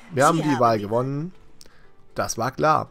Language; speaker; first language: German; native; German